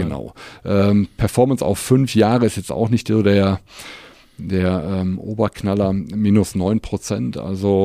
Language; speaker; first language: German; native; German